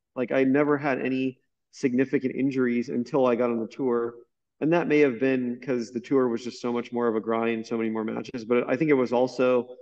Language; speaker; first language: English; native; English